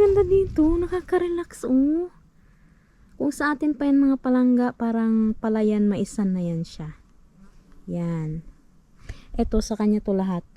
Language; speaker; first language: Filipino; non-native, local second language; Cebuano